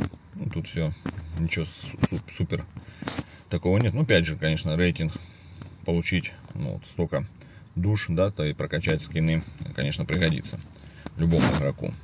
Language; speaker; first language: Russian; native; Russian